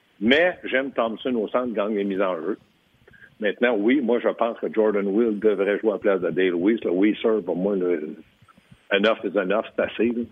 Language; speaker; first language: French; native; French